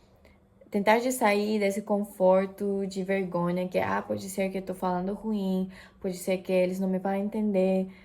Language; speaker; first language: Portuguese; non-native, fluent; Japanese